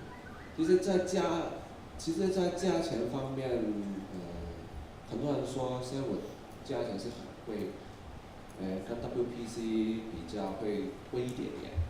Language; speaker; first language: Chinese; non-native, local second language; Cantonese